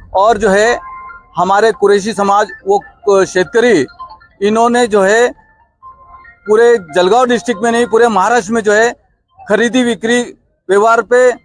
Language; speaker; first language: Hindi; non-native, local second language; Marathi